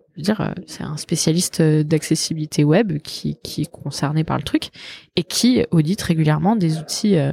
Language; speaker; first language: French; native; French